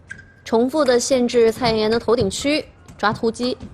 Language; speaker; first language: Chinese; native; Chinese